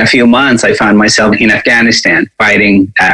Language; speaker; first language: English; non-native, fluent; Spanish